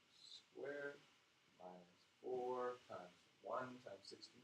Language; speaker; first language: English; native; English